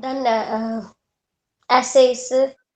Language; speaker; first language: German; non-native, learner; Hindi